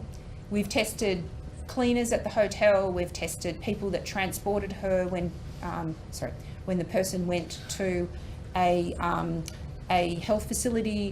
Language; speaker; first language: English; native; English